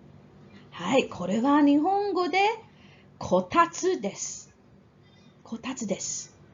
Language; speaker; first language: Japanese; non-native, fluent; English